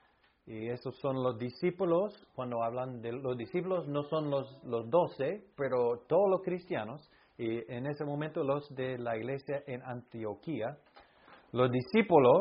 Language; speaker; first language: Spanish; non-native, fluent; English